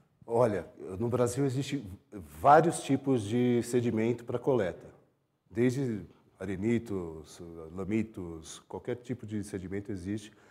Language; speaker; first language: Spanish; non-native, learner; Portuguese